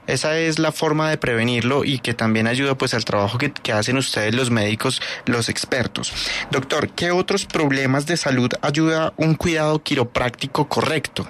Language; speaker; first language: Spanish; native; Spanish